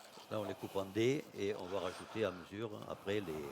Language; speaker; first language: French; native; French